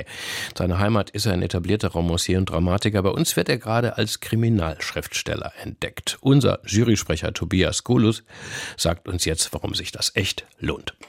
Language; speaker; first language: German; native; German